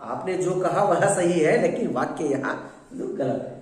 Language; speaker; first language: Hindi; non-native, local second language; Kannada